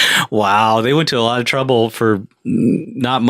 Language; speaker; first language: English; native; English